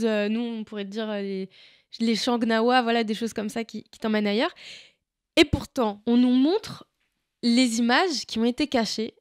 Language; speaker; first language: French; native; French